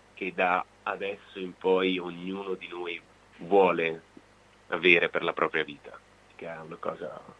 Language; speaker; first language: Italian; native; Italian